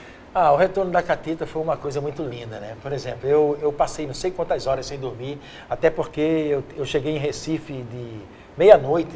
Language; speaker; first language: Portuguese; native; Portuguese